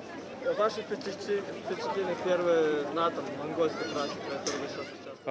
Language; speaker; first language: Russian; non-native, learner; Mongolian